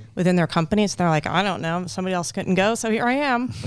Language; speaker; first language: English; native; English